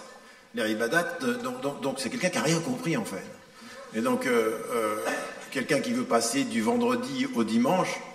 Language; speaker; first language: French; native; French